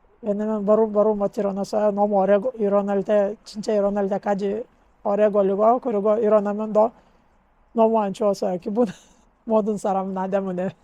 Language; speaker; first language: Korean; non-native, learner; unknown